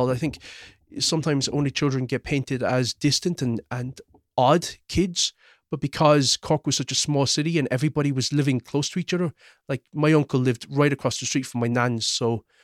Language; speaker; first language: English; native; English